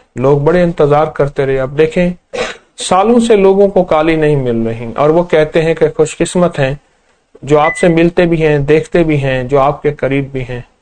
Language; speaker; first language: Urdu; native; Urdu